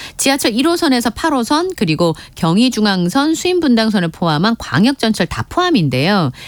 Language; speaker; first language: Korean; native; Korean